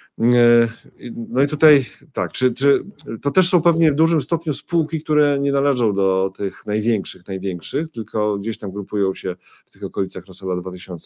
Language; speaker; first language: Polish; native; Polish